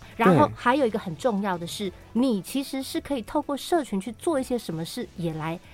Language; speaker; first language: Chinese; native; Chinese